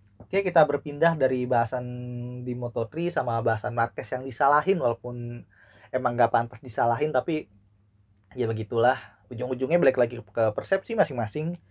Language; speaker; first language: Indonesian; native; Indonesian